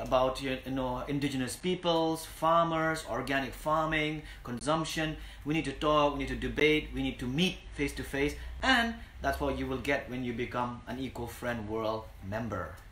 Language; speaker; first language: English; non-native, local second language; Khasi